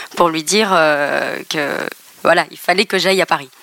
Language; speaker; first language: French; native; French